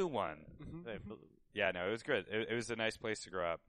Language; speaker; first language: English; native; English